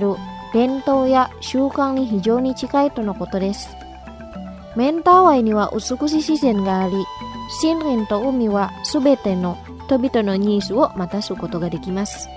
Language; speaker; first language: Japanese; non-native, fluent; Indonesian